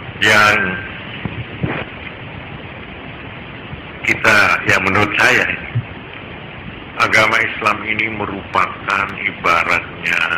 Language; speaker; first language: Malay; non-native, local second language; Javanese